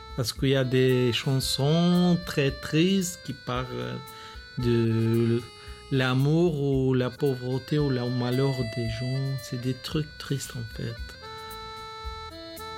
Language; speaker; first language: French; non-native, fluent; Bulgarian